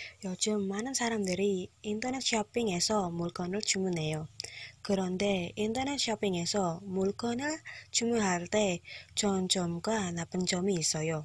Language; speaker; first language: Korean; non-native, learner; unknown